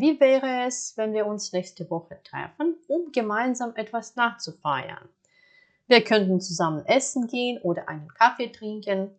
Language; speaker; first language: German; non-native, fluent; Ukrainian